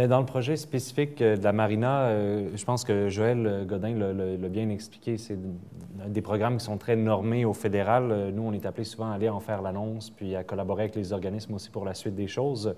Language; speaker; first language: French; native; French